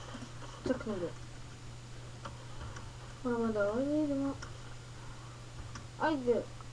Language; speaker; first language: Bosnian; early bilingual, heritage; Bosnian